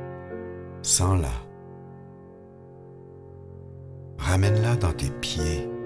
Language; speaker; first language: French; native; French